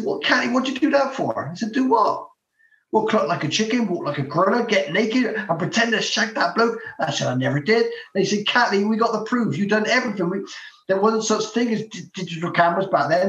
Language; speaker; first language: English; native; English